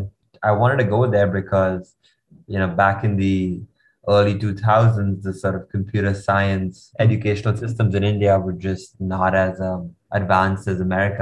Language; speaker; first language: English; non-native, local second language; Hindi